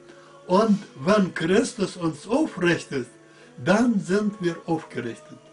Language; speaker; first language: German; early bilingual, heritage; German